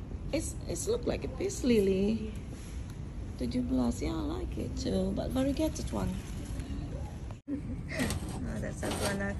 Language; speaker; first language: English; non-native, fluent; Indonesian